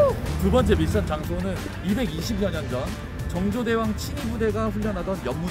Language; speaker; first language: Korean; native; Korean